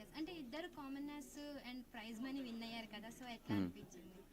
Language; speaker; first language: Telugu; native; Telugu